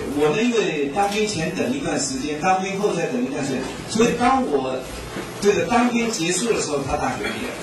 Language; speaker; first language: Chinese; native; Chinese